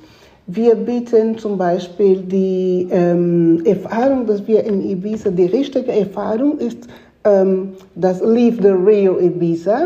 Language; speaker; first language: German; non-native, fluent; Spanish